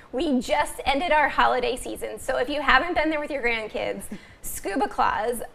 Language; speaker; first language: English; native; English